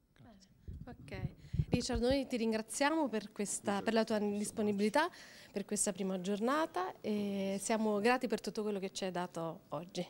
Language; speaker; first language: Italian; native; Italian